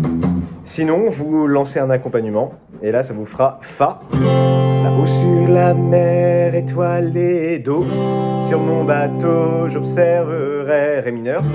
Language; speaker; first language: French; native; French